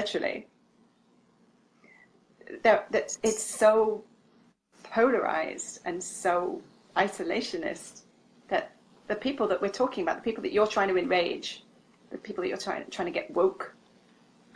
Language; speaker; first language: English; native; English